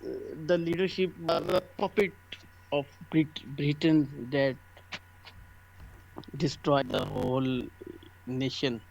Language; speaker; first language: English; non-native, local second language; Hindi